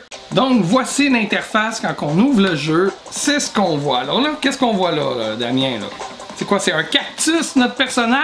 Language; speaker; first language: French; native; French